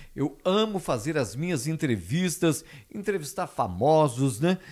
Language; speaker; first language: Portuguese; native; Portuguese